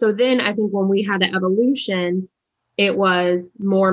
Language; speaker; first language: English; native; English